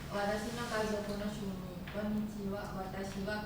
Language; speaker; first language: Japanese; non-native, learner; Indonesian